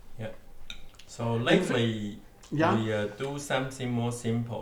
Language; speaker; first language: English; non-native, learner; Chinese